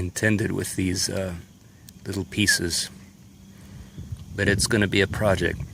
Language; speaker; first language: English; native; English